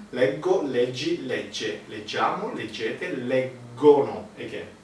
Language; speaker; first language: Italian; native; Italian